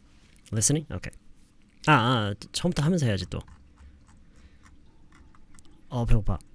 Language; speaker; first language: Korean; native; Korean